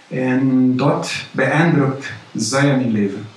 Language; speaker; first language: German; non-native, learner; Plautdietsch